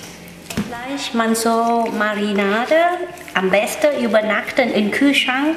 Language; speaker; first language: German; non-native, learner; Vietnamese